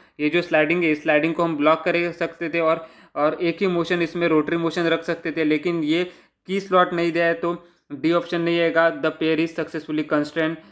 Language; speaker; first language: Hindi; non-native, local second language; Marathi